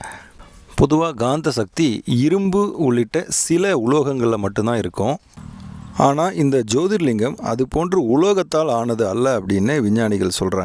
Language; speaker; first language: Tamil; native; Tamil